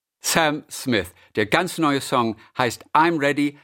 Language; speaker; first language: German; native; German